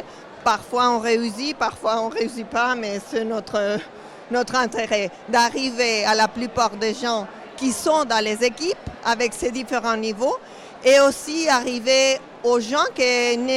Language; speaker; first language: French; non-native, fluent; Spanish